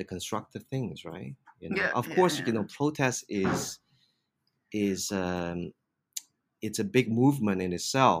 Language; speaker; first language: English; non-native, local second language; Cantonese